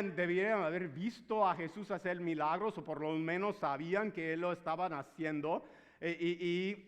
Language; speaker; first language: Spanish; non-native, fluent; English